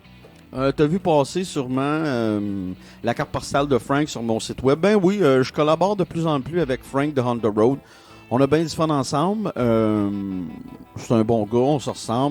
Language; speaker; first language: French; native; French